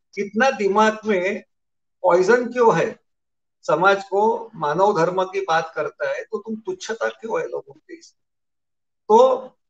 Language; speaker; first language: Hindi; non-native, local second language; Marathi